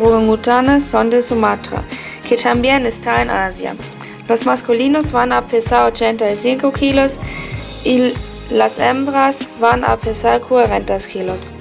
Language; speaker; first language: Spanish; non-native, learner; German